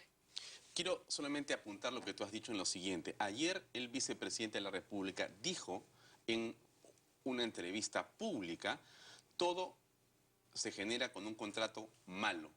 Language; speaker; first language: Spanish; native; Spanish